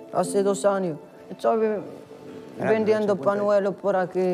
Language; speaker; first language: Spanish; non-native, fluent; Arabic